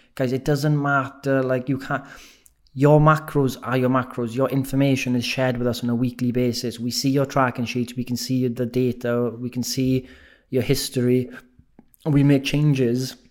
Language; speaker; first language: English; native; English